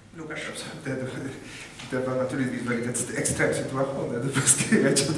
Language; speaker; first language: Swedish; non-native, fluent; Polish